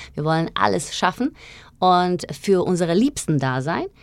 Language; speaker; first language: German; non-native, fluent; Slovak